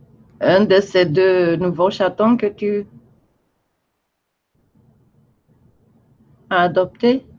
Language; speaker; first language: French; non-native, fluent; Romanian